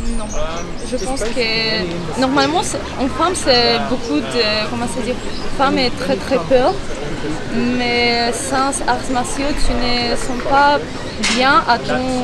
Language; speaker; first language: French; non-native, learner; Ukrainian